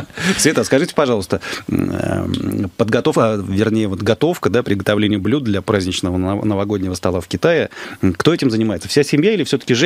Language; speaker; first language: Russian; native; Russian